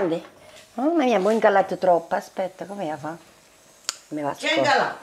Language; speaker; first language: Italian; native; Italian